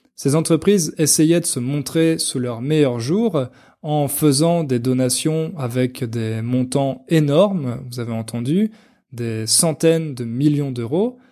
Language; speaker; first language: French; native; French